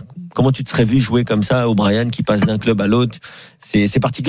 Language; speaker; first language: French; native; French